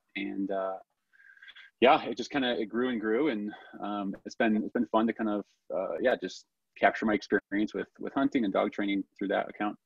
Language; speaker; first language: English; native; English